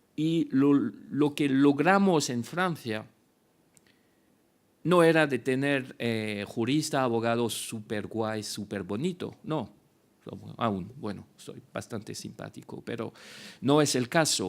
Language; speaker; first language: Spanish; non-native, fluent; French